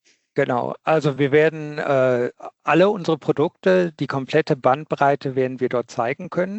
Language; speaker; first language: German; native; German